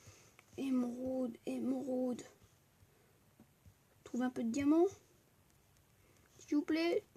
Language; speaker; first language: French; native; French